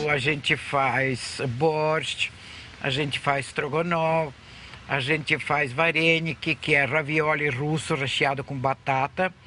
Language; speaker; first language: Portuguese; non-native, fluent; Russian